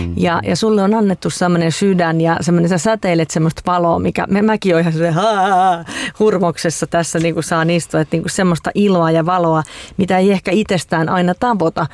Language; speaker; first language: Finnish; native; Finnish